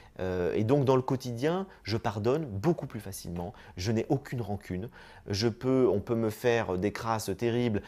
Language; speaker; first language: French; native; French